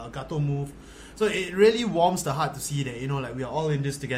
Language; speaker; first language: English; native; English